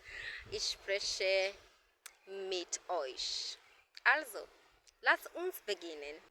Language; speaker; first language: German; non-native, learner; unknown